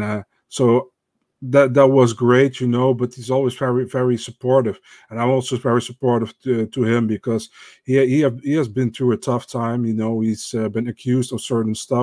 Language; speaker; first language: English; non-native, fluent; Dutch